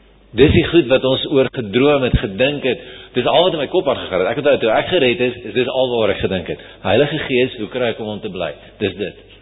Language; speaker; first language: Afrikaans; native; Afrikaans